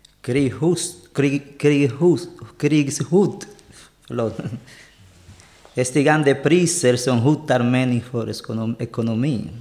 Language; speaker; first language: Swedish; non-native, learner; Spanish